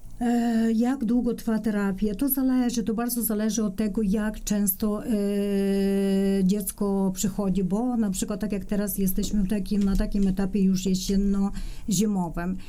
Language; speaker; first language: Polish; non-native, fluent; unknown